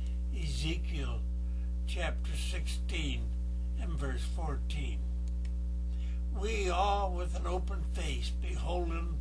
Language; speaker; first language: English; native; English